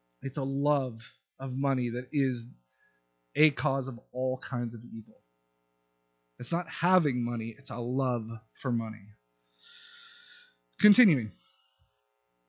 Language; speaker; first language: English; native; English